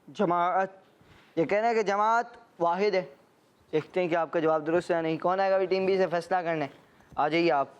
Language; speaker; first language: Urdu; native; Urdu